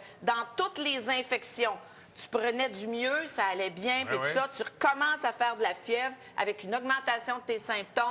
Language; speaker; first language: French; native; French